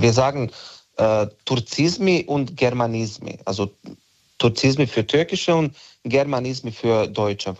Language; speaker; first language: German; non-native, local second language; Bosnian